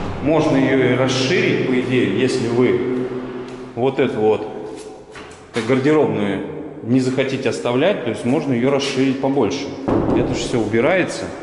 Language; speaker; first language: Russian; native; Russian